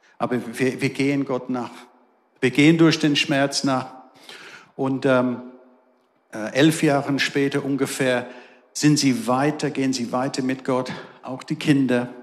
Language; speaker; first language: German; non-native, fluent; English